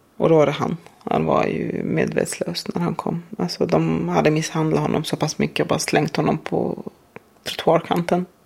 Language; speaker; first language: Swedish; non-native, fluent; Arabic